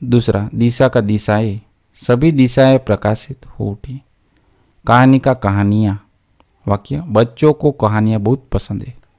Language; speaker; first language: Hindi; non-native, local second language; Gujarati